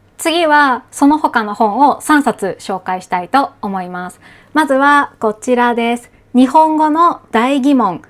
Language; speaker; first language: Japanese; native; Japanese